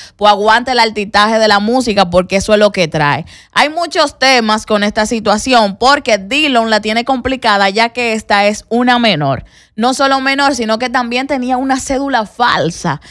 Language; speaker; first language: Spanish; native; Spanish